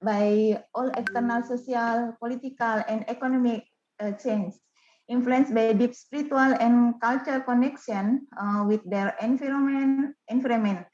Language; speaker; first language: English; non-native, learner; Indonesian